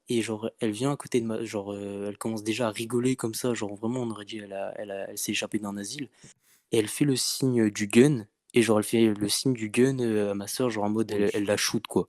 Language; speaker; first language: French; native; French